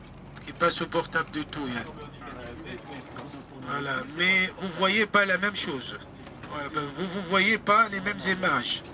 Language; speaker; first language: French; non-native, fluent; Arabic